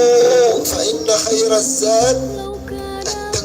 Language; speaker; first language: Arabic; native; Arabic